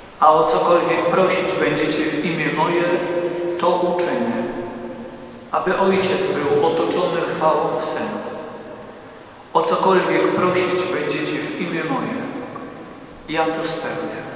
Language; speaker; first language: Polish; native; Polish